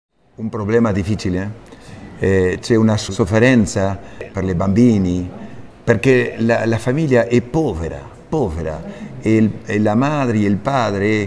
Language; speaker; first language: Italian; non-native, fluent; Spanish